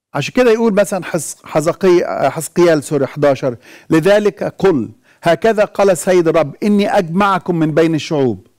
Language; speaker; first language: Arabic; native; Arabic